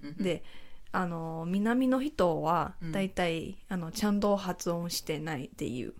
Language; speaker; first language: Japanese; non-native, fluent; Chinese